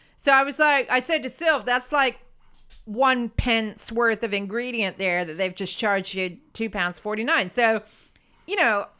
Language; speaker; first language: English; native; English